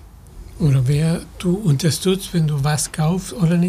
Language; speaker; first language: German; non-native, fluent; Spanish